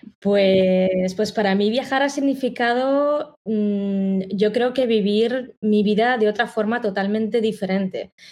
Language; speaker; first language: Spanish; native; Spanish